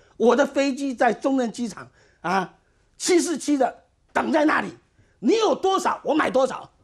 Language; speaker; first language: Chinese; native; Chinese